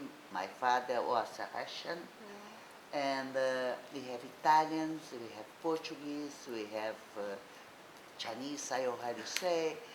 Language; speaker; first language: English; non-native, learner; Portuguese